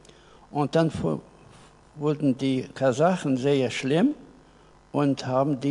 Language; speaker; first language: German; early bilingual, heritage; German